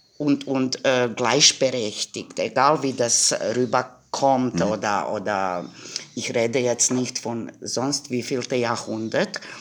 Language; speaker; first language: German; non-native, fluent; Croatian